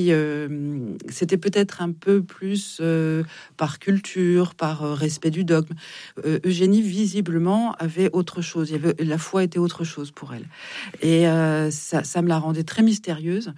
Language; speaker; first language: French; native; French